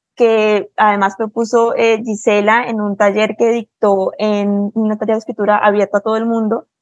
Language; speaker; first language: Spanish; native; Spanish